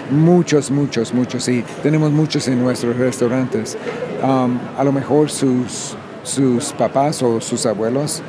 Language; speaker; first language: Spanish; non-native, fluent; English